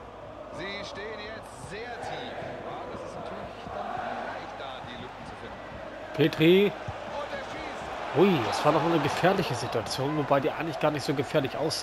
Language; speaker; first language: German; native; German